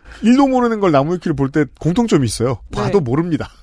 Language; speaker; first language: Korean; native; Korean